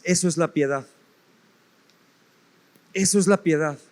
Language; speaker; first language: Spanish; native; Spanish